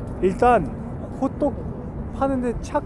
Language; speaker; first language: Korean; early bilingual, heritage; English